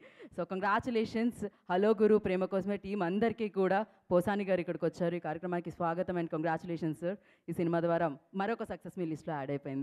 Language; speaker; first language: Telugu; native; Telugu